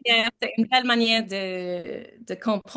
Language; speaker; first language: French; non-native, learner; English